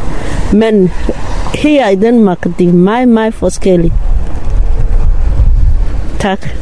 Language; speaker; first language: Danish; non-native, learner; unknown